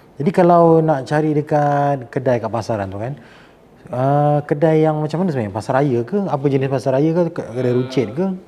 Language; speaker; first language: Malay; native; Malay